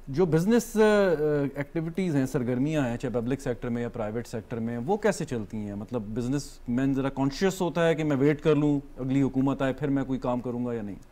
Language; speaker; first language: Hindi; native; Hindi